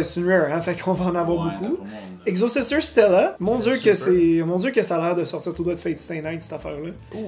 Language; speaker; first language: French; native; French